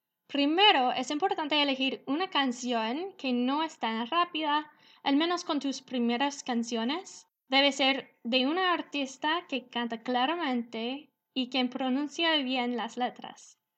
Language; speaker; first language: Spanish; non-native, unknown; English